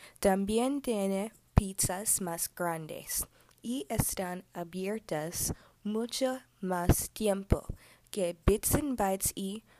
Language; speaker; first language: Spanish; non-native, learner; English